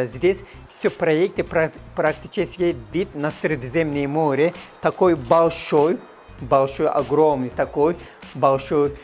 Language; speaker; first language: Russian; non-native, fluent; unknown